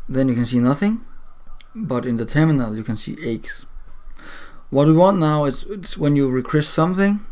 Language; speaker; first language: English; non-native, learner; Danish